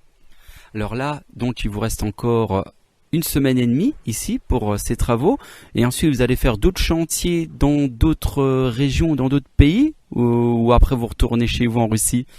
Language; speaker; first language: French; native; French